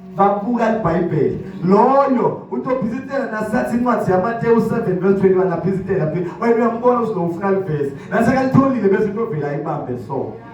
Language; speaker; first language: Zulu; non-native, local second language; Swati